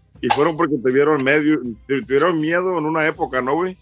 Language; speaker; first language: Spanish; early bilingual, heritage; Spanish